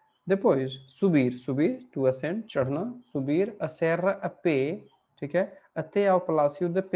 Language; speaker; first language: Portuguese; non-native, fluent; Hindi